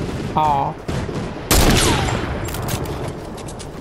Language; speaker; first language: Swedish; early bilingual, other home language; Chinese